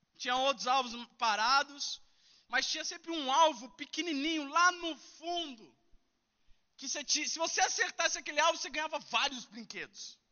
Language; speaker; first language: Portuguese; early bilingual, heritage; Portuguese